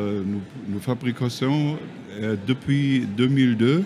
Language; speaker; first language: French; non-native, learner; German